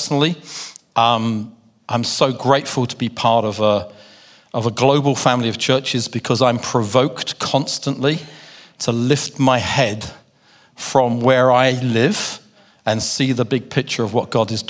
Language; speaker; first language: English; native; English